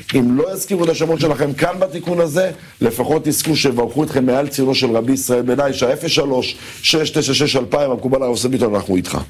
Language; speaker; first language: Hebrew; native; Hebrew